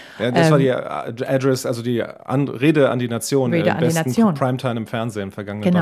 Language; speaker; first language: German; native; German